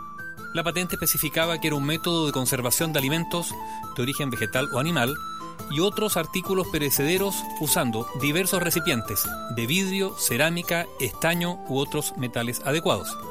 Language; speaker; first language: Spanish; native; Spanish